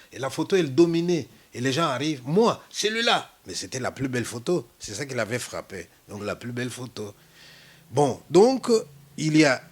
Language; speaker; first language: French; non-native, local second language; Luba-Lulua